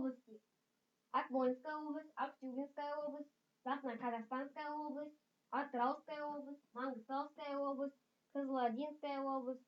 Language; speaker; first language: Russian; non-native, local second language; Kazakh